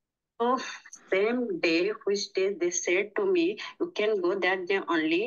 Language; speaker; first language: English; non-native, learner; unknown